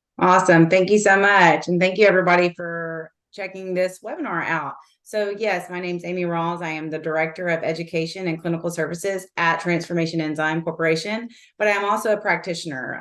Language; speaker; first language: English; native; English